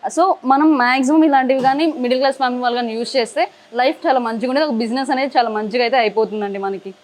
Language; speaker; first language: Telugu; native; Telugu